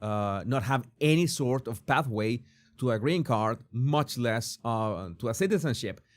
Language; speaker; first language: English; non-native, fluent; Spanish